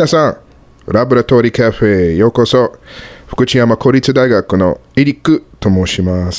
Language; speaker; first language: Japanese; non-native, fluent; English